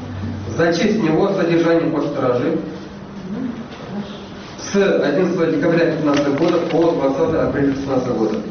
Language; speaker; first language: Russian; native; Russian